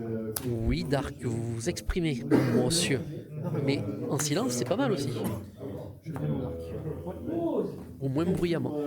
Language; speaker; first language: French; native; French